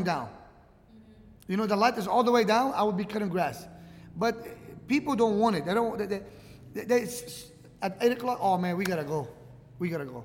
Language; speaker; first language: English; early bilingual, other home language; Arabic